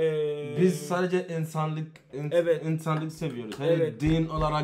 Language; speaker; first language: Turkish; non-native, learner; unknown